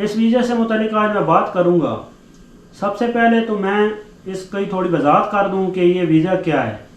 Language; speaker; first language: Hindi; non-native, local second language; Punjabi